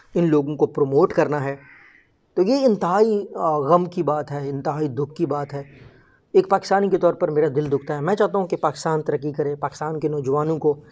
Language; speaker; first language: Urdu; non-native, local second language; Baluchi